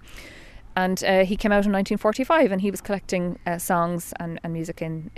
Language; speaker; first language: English; native; English